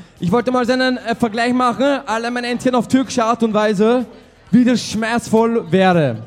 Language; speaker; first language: German; early bilingual, other home language; Turkish